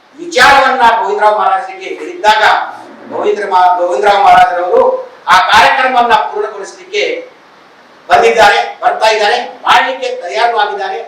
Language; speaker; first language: Kannada; non-native, local second language; Lambadi